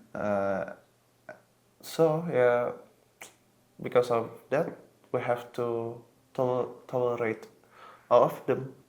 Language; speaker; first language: English; non-native, local second language; Indonesian